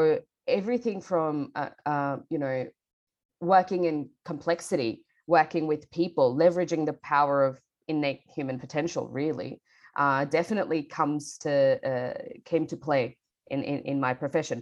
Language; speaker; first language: English; non-native, local second language; Bangla